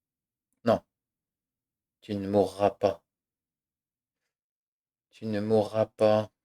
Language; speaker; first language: French; native; French